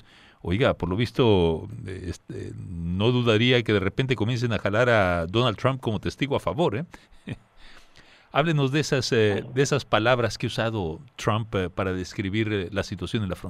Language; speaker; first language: Spanish; native; Spanish